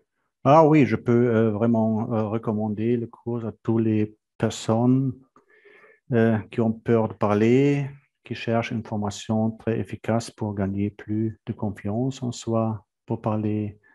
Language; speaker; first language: French; non-native, fluent; German